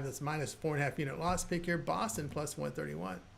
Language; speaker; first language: English; native; English